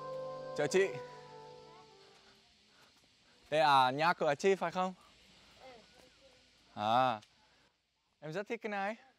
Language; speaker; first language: Vietnamese; non-native, learner; English